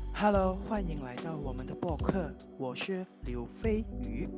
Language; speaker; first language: Chinese; non-native, learner; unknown